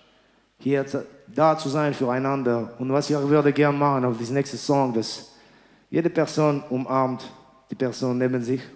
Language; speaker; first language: German; non-native, fluent; French